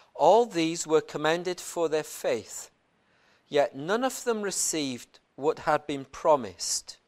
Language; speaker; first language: English; native; English